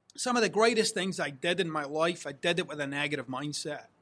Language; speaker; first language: English; native; English